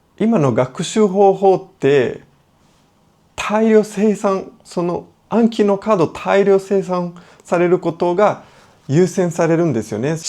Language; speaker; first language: Japanese; non-native, fluent; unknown